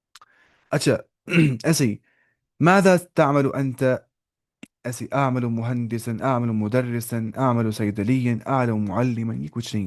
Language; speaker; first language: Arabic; non-native, fluent; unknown